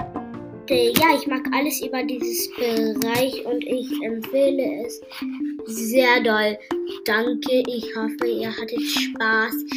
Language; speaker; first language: German; non-native, learner; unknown